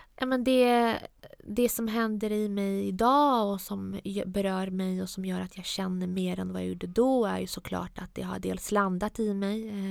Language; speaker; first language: Swedish; early bilingual, other home language; Arabic